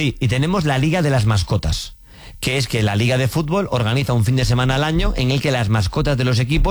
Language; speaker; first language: Spanish; native; Spanish